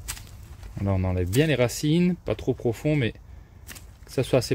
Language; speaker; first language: French; native; French